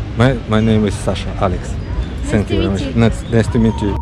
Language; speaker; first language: English; non-native, learner; Russian